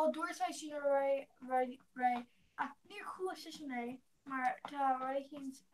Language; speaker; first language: Irish; non-native, learner; English